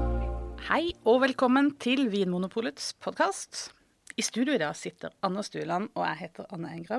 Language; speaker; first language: Norwegian; native; Norwegian